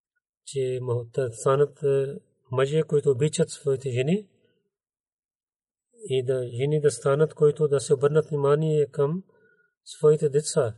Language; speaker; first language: Bulgarian; non-native, learner; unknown